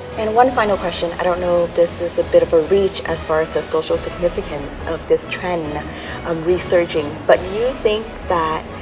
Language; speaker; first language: English; early bilingual, other home language; Vietnamese